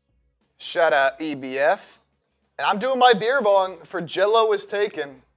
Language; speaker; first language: English; native; English